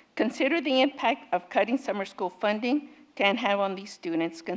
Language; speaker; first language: English; native; English